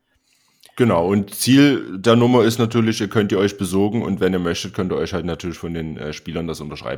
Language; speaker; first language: German; native; German